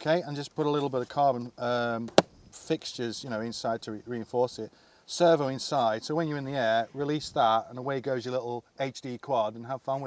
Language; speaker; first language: English; native; English